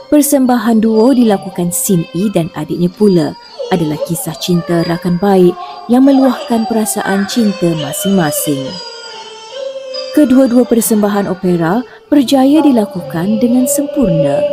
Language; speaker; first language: Malay; native; Malay